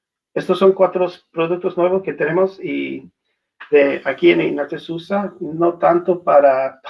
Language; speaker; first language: Spanish; non-native, learner; English